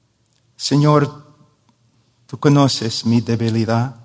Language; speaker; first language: Spanish; non-native, fluent; English